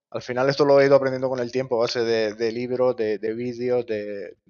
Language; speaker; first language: Spanish; native; Spanish